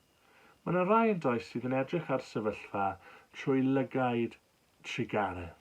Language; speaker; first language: Welsh; native; Welsh